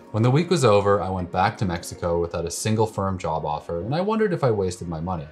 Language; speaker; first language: English; native; English